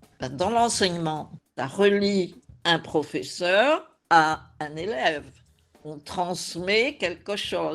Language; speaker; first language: French; native; French